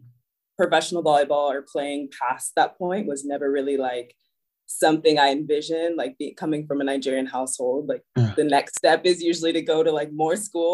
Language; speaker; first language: English; native; English